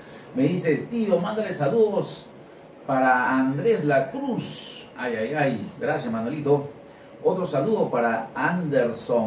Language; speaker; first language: Spanish; native; Spanish